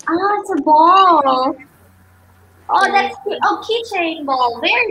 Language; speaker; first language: English; non-native, fluent; Chinese